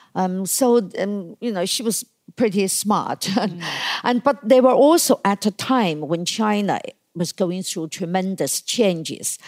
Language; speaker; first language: English; non-native, fluent; Chinese